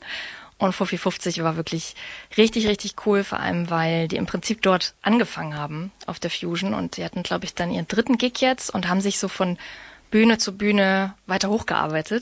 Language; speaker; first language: German; native; German